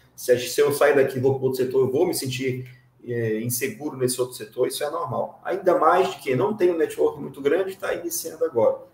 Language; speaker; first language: Portuguese; native; Portuguese